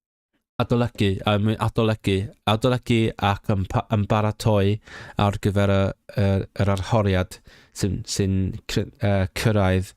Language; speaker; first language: Welsh; non-native, learner; Cantonese